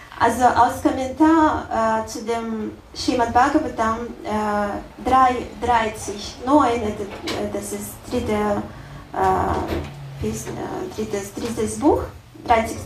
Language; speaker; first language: German; non-native, learner; Russian